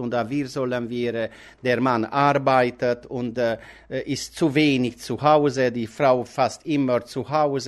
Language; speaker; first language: German; non-native, fluent; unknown